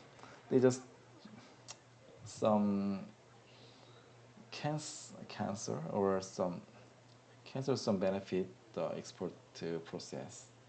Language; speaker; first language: English; non-native, learner; Korean